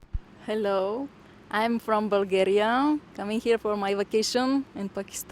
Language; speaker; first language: English; non-native, learner; Bulgarian